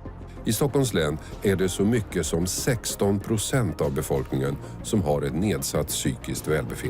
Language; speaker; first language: Swedish; native; Swedish